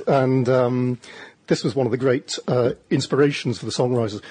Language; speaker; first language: English; native; English